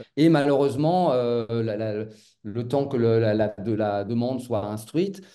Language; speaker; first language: French; native; French